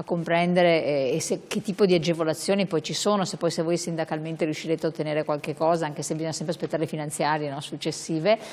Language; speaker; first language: Italian; native; Italian